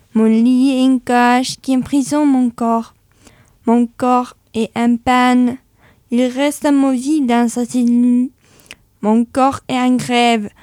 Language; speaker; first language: French; non-native, fluent; Spanish